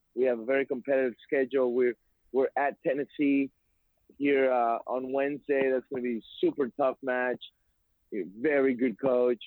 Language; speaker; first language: English; non-native, fluent; Spanish